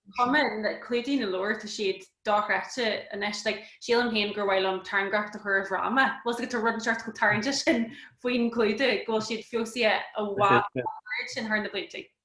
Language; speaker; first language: Irish; native; Irish